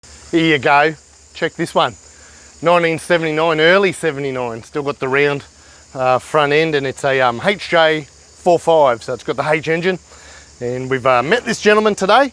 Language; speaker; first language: English; native; English